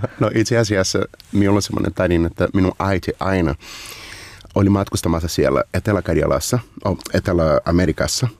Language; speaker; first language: Finnish; non-native, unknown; Portuguese